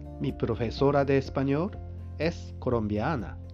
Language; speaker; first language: Spanish; non-native, fluent; Japanese